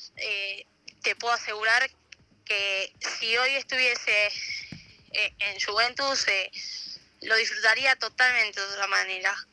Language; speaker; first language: Spanish; native; Spanish